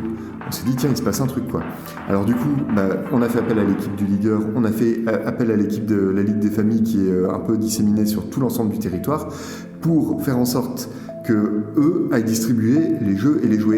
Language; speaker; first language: French; native; French